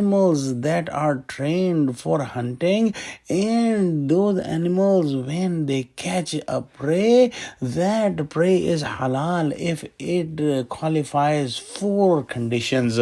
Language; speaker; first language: English; non-native, local second language; Urdu